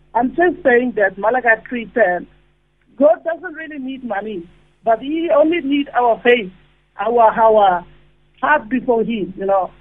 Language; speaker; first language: English; non-native, fluent; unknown